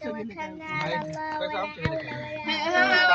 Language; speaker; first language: Arabic; non-native, learner; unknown